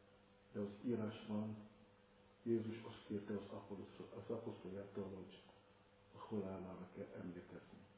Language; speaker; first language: Hungarian; non-native, fluent; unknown